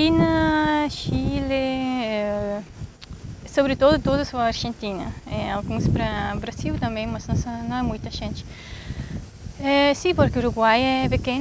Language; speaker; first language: Portuguese; non-native, fluent; Swiss German